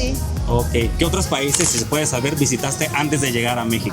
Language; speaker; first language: Spanish; native; Spanish